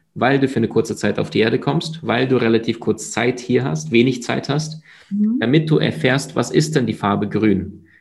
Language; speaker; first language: German; early bilingual, other home language; Russian